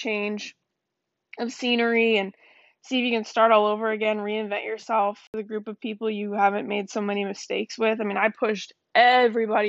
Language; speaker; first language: English; native; English